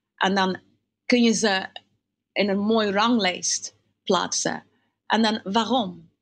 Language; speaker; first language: Dutch; non-native, fluent; English